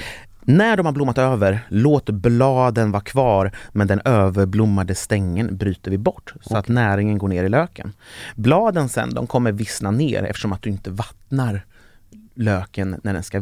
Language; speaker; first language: Swedish; native; Swedish